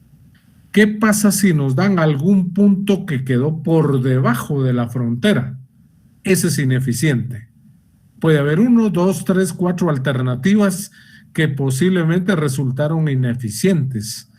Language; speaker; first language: Spanish; native; Spanish